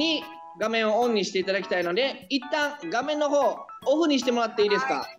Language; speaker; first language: Japanese; native; Japanese